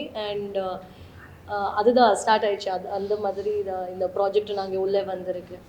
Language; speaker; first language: Tamil; non-native, learner; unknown